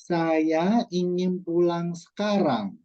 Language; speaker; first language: Indonesian; non-native, fluent; Chinese